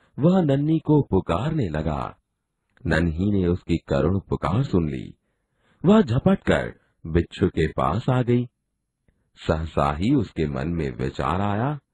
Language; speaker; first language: Hindi; non-native, local second language; Gujarati